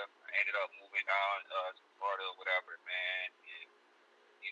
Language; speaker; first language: English; native; English